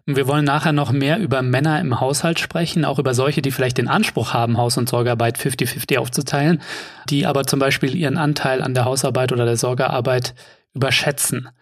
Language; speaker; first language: German; native; German